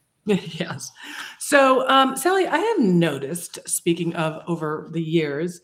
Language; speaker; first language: English; native; English